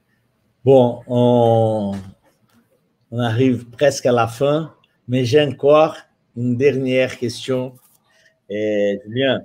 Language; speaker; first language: French; non-native, fluent; Portuguese